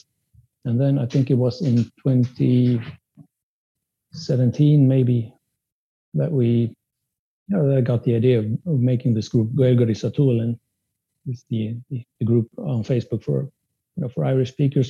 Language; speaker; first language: English; non-native, fluent; Spanish